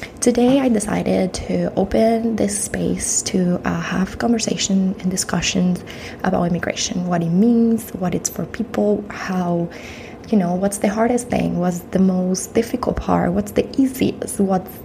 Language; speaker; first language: English; non-native, fluent; Spanish